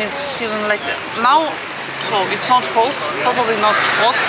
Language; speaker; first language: English; non-native, fluent; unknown